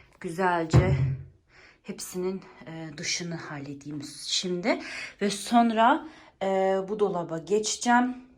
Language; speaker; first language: Turkish; early bilingual, heritage; Turkish